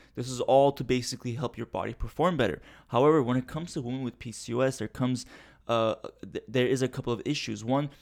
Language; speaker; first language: English; early bilingual, other home language; Turkish